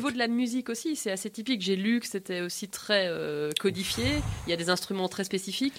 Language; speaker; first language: French; native; French